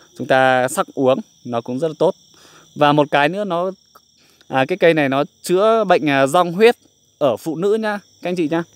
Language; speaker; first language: Vietnamese; non-native, local second language; Iu Mien